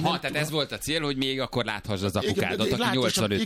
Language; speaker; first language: Hungarian; native; Hungarian